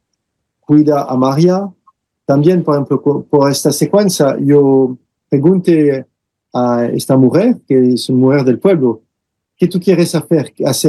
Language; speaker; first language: Spanish; non-native, fluent; French